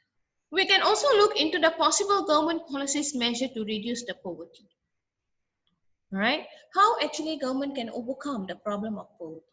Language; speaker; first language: English; non-native, local second language; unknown